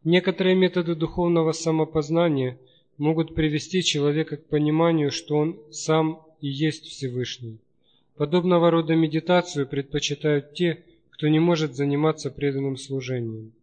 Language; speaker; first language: Russian; native; Russian